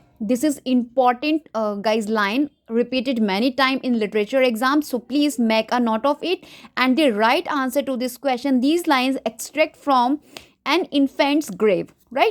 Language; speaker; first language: English; non-native, local second language; Hindi